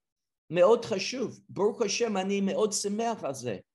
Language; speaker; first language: Hebrew; non-native, fluent; English